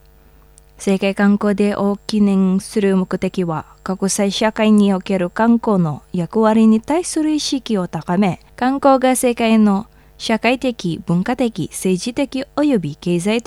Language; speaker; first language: Japanese; non-native, fluent; Indonesian